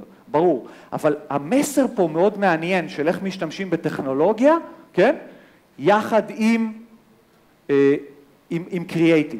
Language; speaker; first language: Hebrew; native; Hebrew